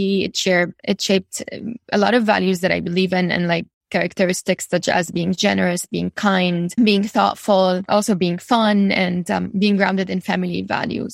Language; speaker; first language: English; non-native, fluent; Arabic